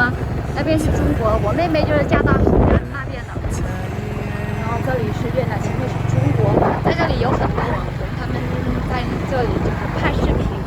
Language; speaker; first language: Chinese; non-native, learner; Vietnamese